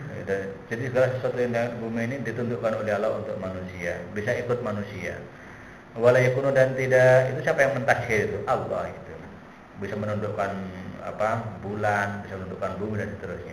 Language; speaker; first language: Indonesian; native; Indonesian